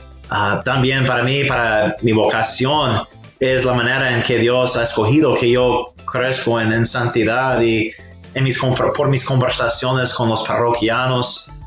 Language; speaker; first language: Spanish; non-native, fluent; English